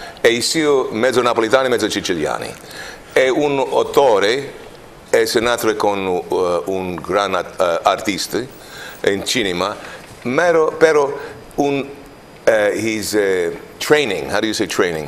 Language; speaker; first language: Italian; non-native, learner; English